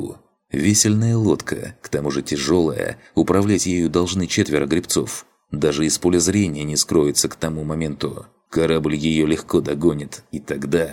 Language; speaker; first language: Russian; native; Russian